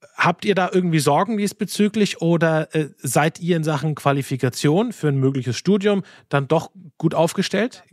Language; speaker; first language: German; native; German